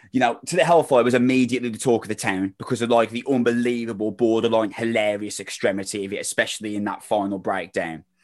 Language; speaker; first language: English; native; English